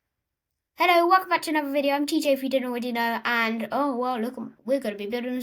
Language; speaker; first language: English; native; English